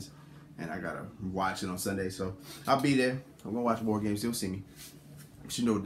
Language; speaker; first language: English; native; English